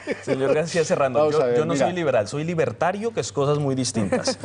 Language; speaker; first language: Spanish; native; Spanish